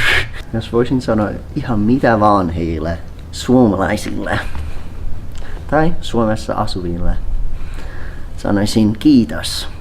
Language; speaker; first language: Finnish; non-native, fluent; English